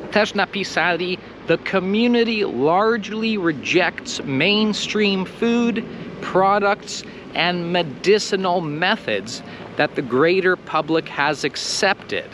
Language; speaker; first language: English; native; English